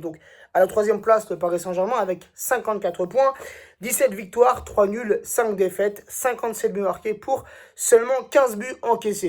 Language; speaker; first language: French; native; French